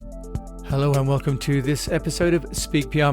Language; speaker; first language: English; native; English